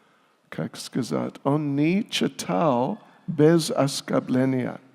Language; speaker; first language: Russian; non-native, learner; English